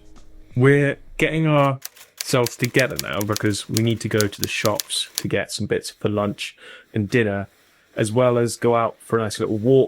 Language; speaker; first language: English; native; English